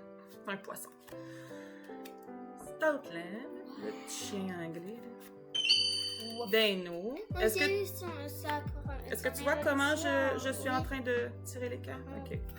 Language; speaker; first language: French; native; French